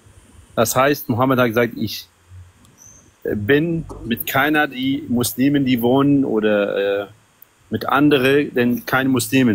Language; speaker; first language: German; non-native, learner; Arabic